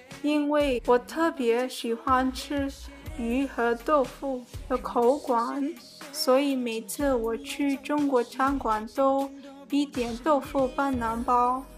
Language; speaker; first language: Chinese; early bilingual, heritage; Chinese